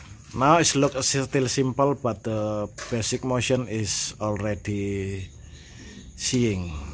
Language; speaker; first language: English; non-native, learner; Indonesian